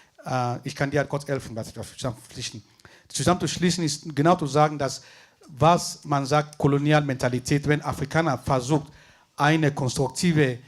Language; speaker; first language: German; non-native, fluent; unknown